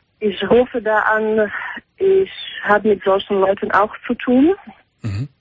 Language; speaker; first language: German; non-native, fluent; Slovak